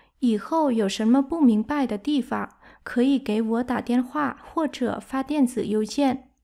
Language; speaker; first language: Chinese; non-native, fluent; Vietnamese